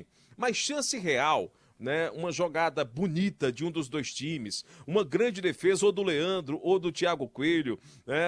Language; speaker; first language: Portuguese; native; Portuguese